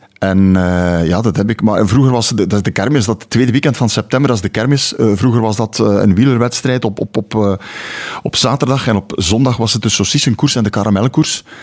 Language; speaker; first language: Dutch; native; Dutch